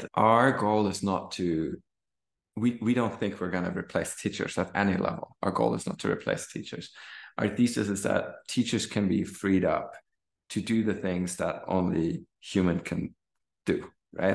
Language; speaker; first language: English; non-native, fluent; German